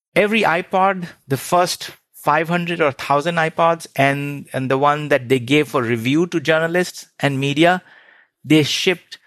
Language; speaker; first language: English; non-native, local second language; Hindi